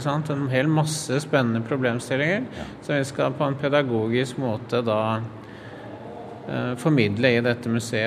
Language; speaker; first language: Norwegian; native; Norwegian